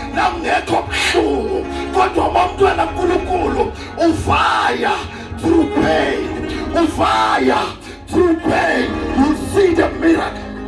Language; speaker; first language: Zulu; non-native, local second language; Swati